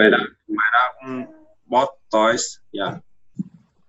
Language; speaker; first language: English; non-native, learner; Vietnamese